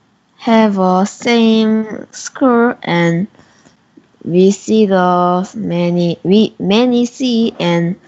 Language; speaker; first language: English; non-native, learner; Korean